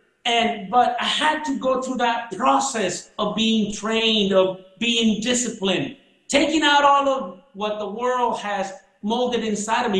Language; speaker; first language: English; early bilingual, other home language; Spanish